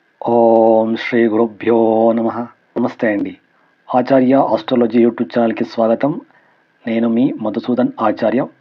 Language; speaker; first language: Telugu; non-native, local second language; Kannada